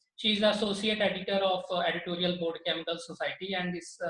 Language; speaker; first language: English; non-native, local second language; Punjabi